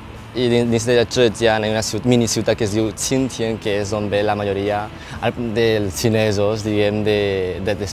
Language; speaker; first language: Catalan; non-native, local second language; Chinese